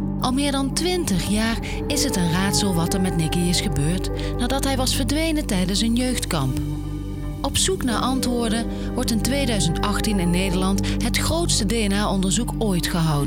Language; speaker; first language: Dutch; native; Dutch